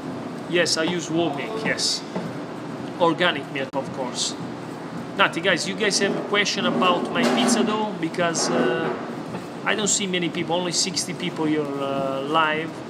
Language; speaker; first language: English; non-native, fluent; Italian